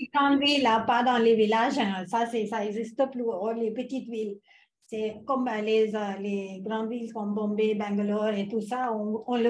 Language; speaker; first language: French; non-native, fluent; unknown